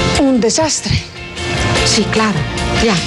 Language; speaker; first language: Spanish; non-native, learner; Dutch